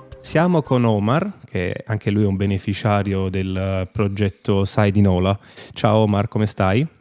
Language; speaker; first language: Italian; native; Italian